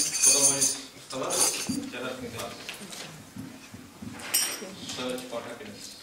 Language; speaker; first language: Russian; non-native, learner; Hindi